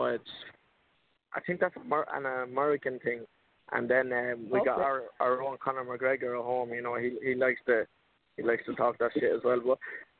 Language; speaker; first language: English; native; English